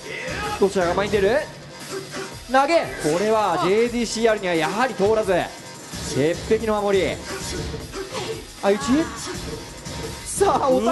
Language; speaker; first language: Japanese; native; Japanese